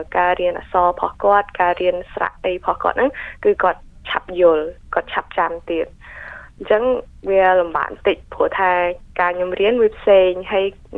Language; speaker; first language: Khmer; early bilingual, heritage; Khmer